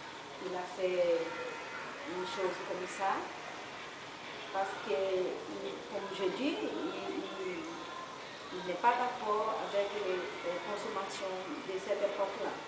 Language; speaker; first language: French; non-native, learner; Portuguese